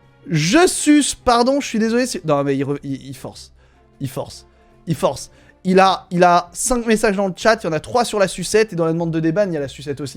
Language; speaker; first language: French; native; French